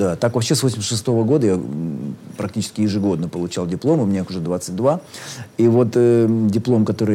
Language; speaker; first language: Russian; native; Russian